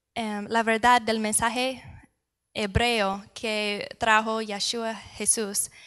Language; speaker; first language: Spanish; non-native, fluent; English